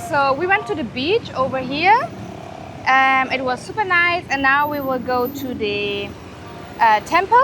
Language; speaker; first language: English; non-native, fluent; German